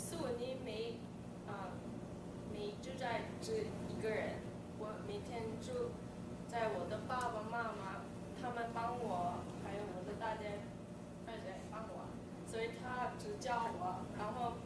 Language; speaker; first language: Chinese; non-native, learner; English